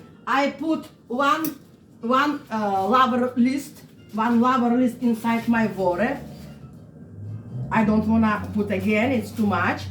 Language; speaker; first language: English; non-native, learner; Russian